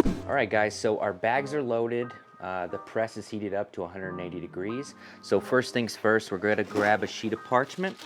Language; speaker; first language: English; native; English